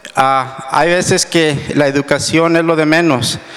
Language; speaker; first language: Spanish; native; Spanish